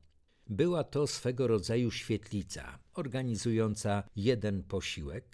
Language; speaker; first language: Polish; native; Polish